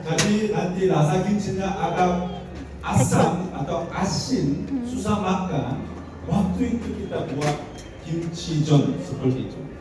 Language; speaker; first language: Indonesian; non-native, learner; Korean